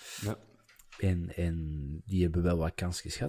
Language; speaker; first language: Dutch; native; Dutch